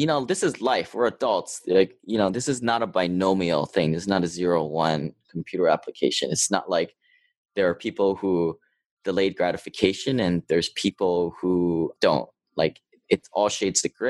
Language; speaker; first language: English; native; English